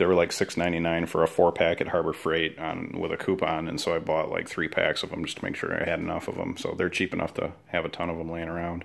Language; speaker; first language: English; native; English